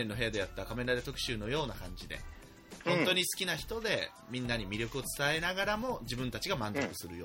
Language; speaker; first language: Japanese; native; Japanese